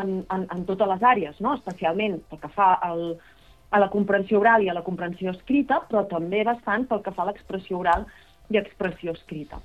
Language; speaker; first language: Catalan; native; Catalan